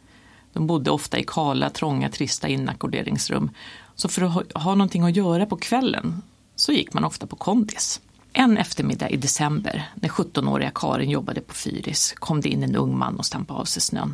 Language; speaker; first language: Swedish; native; Swedish